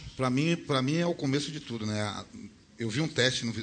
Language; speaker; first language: Portuguese; native; Portuguese